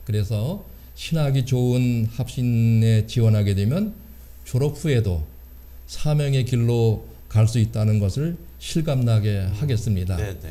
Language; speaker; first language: Korean; native; Korean